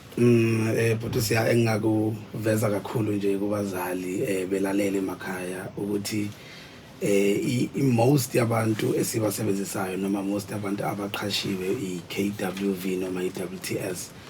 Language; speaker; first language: Zulu; native; Zulu